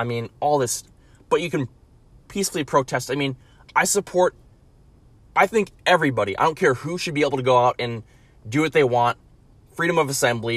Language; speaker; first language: English; native; English